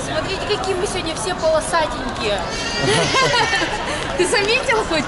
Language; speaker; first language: Russian; native; Russian